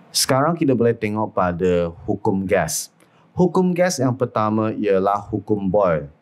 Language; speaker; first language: Malay; non-native, local second language; Chinese